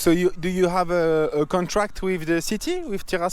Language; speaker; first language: English; non-native, fluent; French